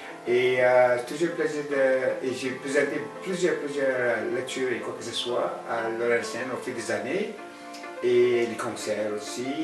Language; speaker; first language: French; non-native, fluent; Cree